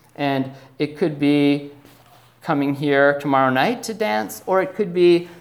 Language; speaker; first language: English; native; English